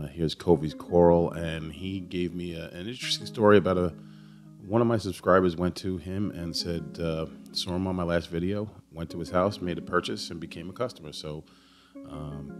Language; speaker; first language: English; native; English